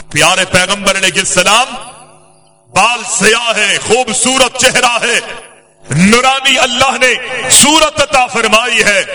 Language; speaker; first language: Urdu; native; Urdu